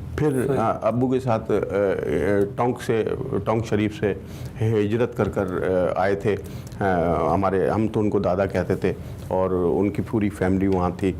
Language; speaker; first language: Urdu; native; Urdu